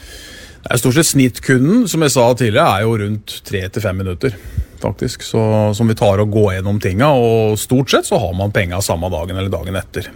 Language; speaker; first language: Norwegian; native; Norwegian